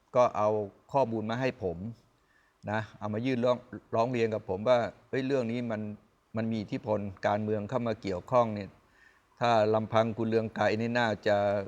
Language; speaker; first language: Thai; native; Thai